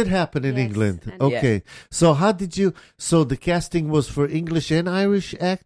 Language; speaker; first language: English; native; English